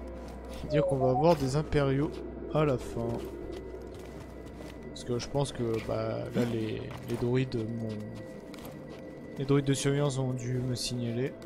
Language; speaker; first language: French; native; French